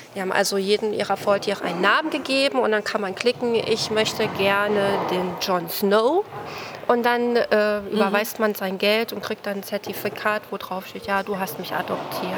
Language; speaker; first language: German; native; German